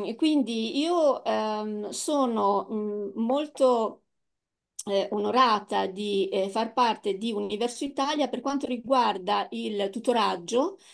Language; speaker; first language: Italian; native; Italian